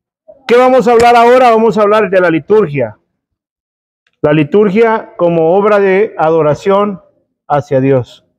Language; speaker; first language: Spanish; native; Spanish